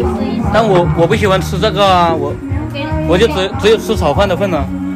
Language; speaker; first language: Chinese; native; Chinese